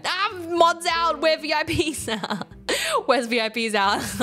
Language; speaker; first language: English; native; English